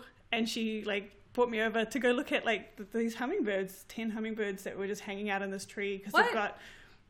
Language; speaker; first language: English; native; English